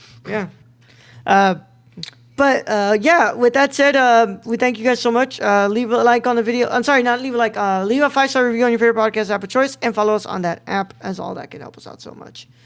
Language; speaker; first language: English; native; English